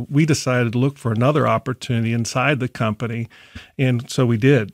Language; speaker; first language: English; native; English